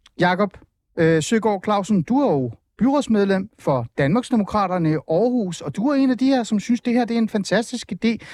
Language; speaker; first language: Danish; early bilingual, other home language; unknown